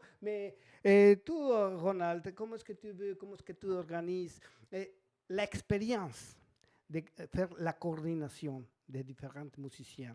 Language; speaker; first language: French; non-native, learner; Spanish